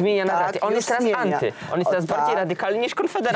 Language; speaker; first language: Polish; native; Polish